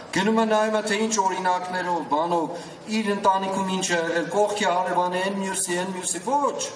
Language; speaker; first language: Armenian; native; Armenian